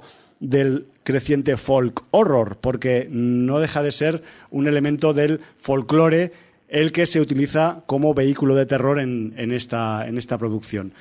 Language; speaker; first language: Spanish; native; Spanish